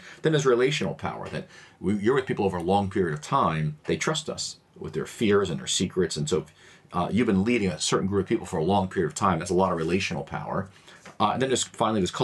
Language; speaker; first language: English; native; English